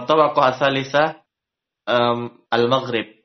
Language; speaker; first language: Arabic; non-native, fluent; Indonesian